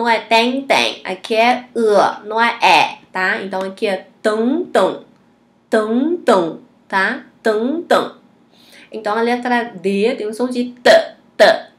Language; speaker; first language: Portuguese; non-native, fluent; Chinese